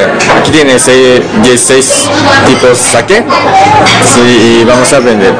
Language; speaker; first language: Spanish; non-native, learner; Japanese